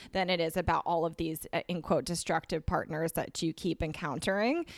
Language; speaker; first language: English; native; English